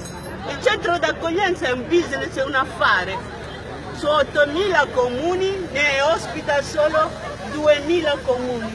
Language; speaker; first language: Italian; non-native, fluent; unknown